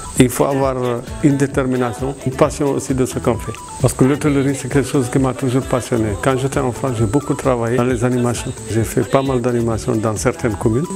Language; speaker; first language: French; non-native, local second language; Fula